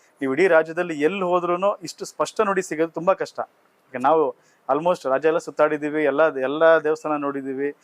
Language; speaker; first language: Kannada; native; Kannada